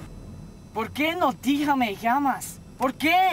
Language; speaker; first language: Spanish; non-native, learner; English